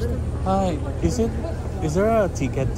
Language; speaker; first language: English; non-native, local second language; Filipino